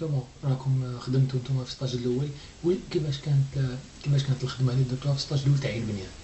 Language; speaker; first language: Arabic; native; Arabic